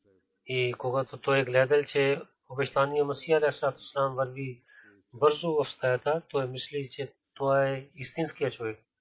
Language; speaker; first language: Bulgarian; non-native, learner; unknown